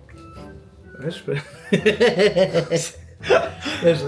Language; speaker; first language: French; native; French